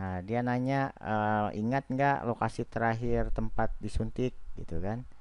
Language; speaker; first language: Indonesian; native; Indonesian